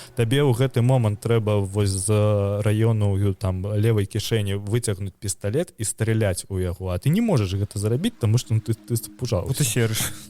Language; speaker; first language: Belarusian; native; Belarusian